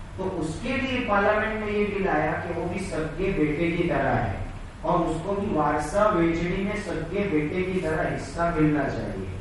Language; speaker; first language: Urdu; native; Urdu